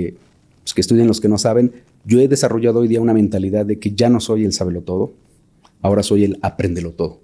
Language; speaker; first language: Spanish; native; Spanish